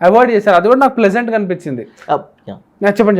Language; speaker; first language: Telugu; native; Telugu